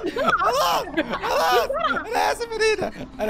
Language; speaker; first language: Arabic; native; Arabic